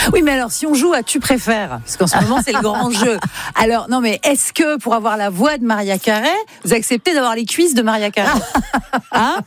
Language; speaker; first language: French; native; French